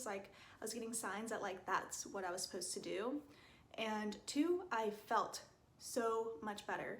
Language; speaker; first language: English; native; English